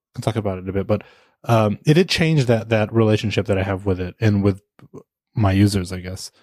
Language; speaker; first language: English; non-native, fluent; Portuguese